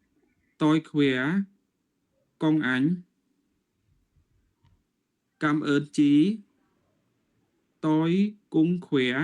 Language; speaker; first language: Vietnamese; non-native, learner; Khmer